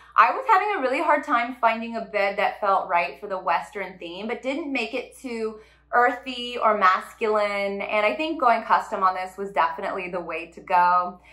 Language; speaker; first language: English; native; English